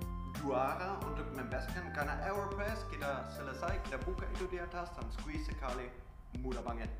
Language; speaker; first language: Indonesian; non-native, fluent; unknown